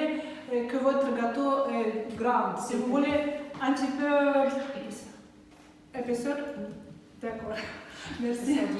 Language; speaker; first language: French; non-native, learner; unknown